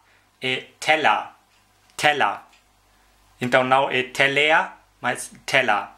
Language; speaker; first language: Portuguese; non-native, fluent; German